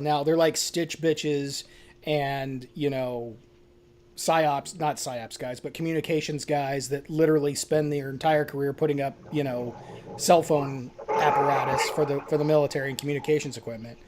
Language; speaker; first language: English; native; English